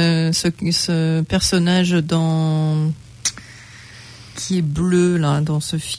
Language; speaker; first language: French; native; French